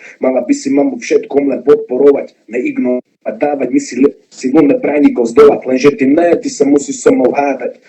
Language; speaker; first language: Slovak; non-native, local second language; Hungarian